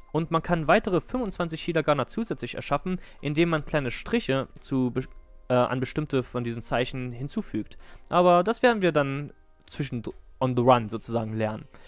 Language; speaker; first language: German; native; German